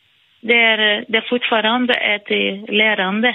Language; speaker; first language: Swedish; non-native, fluent; Portuguese